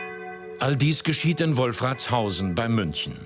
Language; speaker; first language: German; native; German